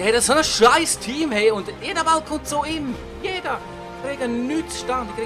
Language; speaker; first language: German; native; German